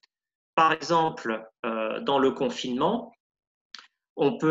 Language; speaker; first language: French; native; French